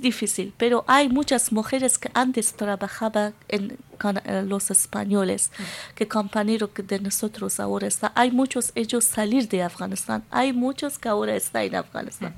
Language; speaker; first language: Spanish; non-native, learner; Persian